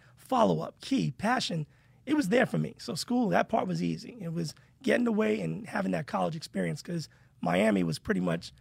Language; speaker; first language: English; native; English